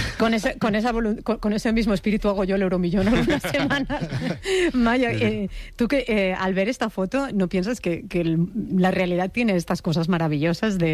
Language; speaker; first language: Spanish; native; Spanish